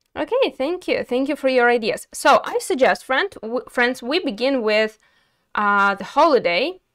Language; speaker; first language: English; non-native, fluent; Ukrainian